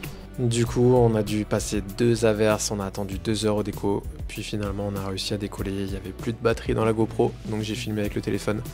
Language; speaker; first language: French; native; French